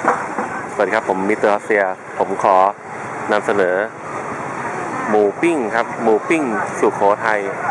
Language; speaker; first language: Thai; native; Thai